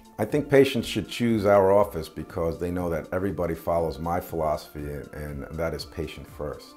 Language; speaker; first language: English; native; English